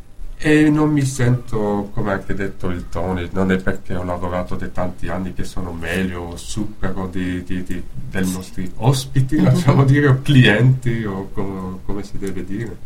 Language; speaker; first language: Italian; non-native, fluent; Dutch